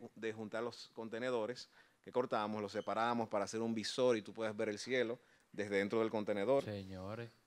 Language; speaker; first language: Spanish; native; Spanish